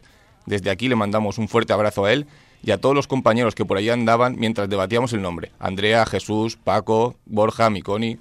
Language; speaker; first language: Spanish; native; Spanish